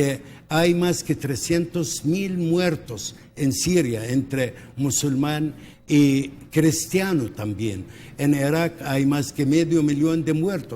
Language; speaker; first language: Spanish; early bilingual, heritage; Spanish